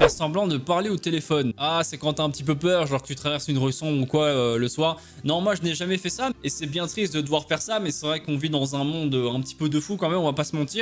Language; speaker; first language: French; native; French